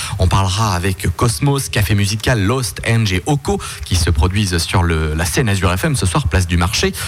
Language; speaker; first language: French; native; French